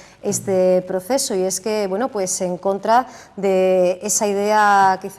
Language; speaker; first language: Spanish; native; Spanish